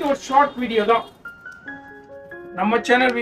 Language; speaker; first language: Tamil; native; Tamil